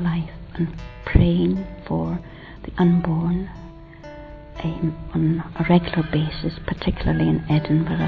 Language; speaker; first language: English; native; English